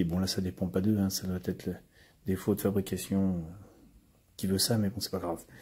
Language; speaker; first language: French; native; French